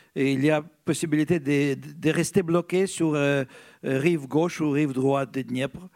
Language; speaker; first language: French; non-native, fluent; Russian